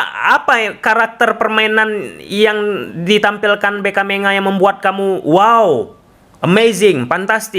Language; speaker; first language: Indonesian; native; Indonesian